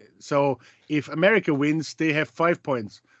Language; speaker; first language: English; native; English